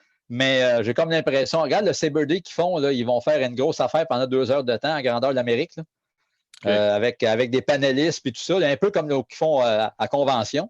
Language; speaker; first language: French; native; French